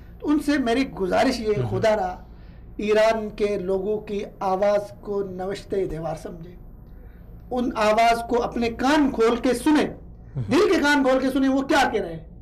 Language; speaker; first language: Urdu; non-native, local second language; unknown